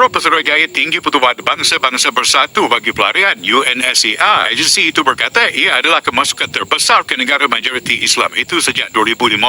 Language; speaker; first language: Malay; native; Malay